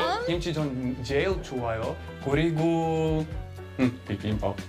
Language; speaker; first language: Korean; non-native, learner; English